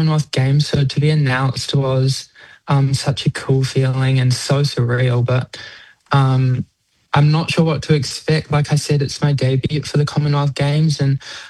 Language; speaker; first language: English; native; English